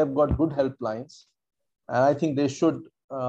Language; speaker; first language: English; non-native, local second language; Marathi